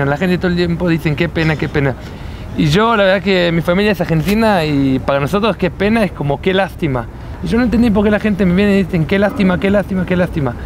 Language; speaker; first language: Spanish; non-native, fluent; Hebrew